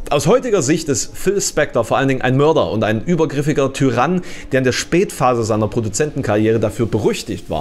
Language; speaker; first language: German; native; German